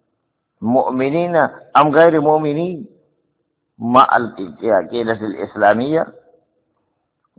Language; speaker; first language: Arabic; non-native, fluent; Hausa